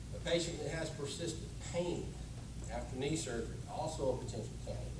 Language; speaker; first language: English; native; English